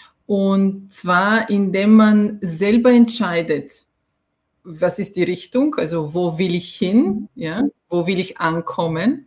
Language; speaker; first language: German; non-native, fluent; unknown